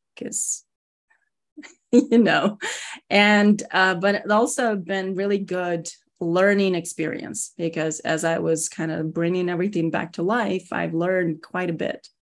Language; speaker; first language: English; non-native, fluent; Russian